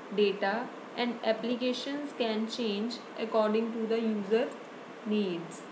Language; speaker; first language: English; non-native, local second language; Punjabi